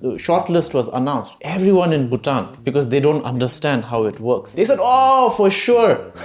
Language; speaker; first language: English; non-native, fluent; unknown